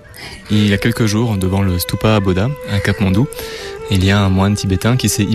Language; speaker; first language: French; native; French